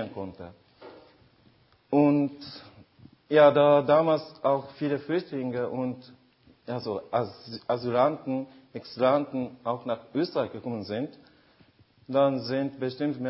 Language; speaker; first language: German; non-native, fluent; Japanese